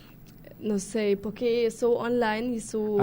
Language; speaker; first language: Portuguese; non-native, learner; German